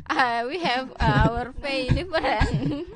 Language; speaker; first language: English; non-native, learner; Indonesian